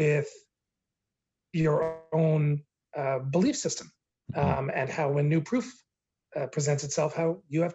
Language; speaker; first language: English; native; English